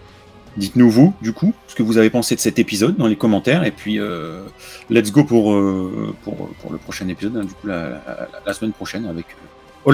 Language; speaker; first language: French; native; French